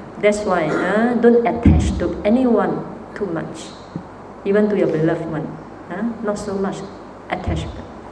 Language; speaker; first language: English; non-native, local second language; Chinese